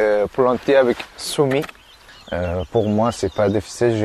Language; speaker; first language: French; non-native, learner; Persian